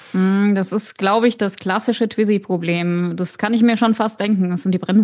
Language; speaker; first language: German; native; German